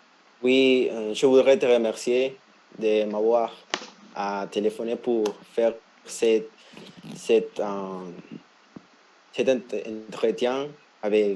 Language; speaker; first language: French; non-native, fluent; Spanish